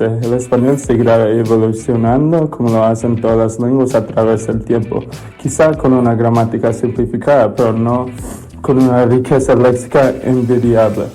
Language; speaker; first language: Spanish; non-native, learner; English